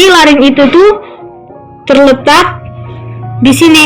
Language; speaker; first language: Indonesian; native; Indonesian